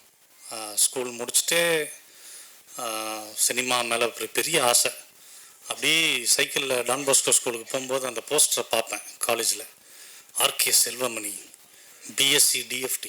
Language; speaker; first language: Tamil; native; Tamil